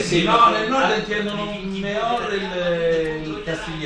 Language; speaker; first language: Spanish; non-native, learner; Italian